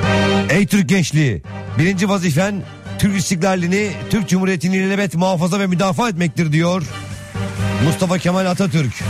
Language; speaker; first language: Turkish; native; Turkish